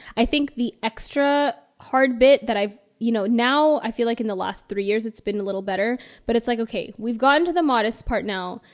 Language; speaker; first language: English; native; English